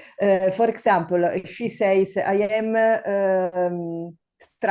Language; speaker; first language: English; non-native, learner; Italian